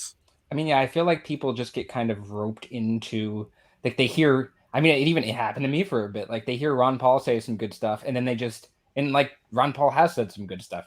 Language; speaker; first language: English; native; English